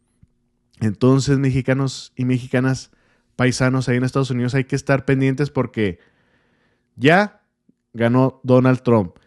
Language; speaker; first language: Spanish; native; Spanish